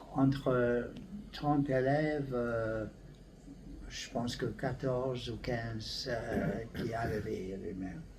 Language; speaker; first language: French; non-native, learner; Hungarian